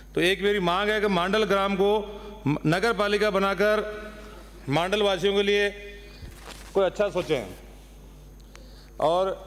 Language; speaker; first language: Hindi; native; Hindi